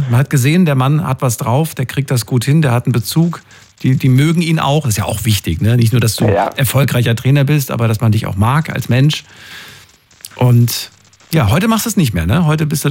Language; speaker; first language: German; native; German